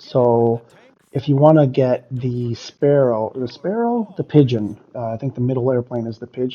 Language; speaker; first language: English; native; English